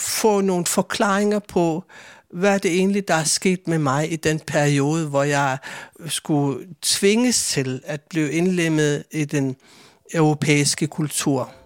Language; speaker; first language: Swedish; non-native, fluent; Kalaallisut